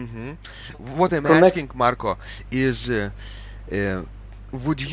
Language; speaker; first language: English; non-native, fluent; Lithuanian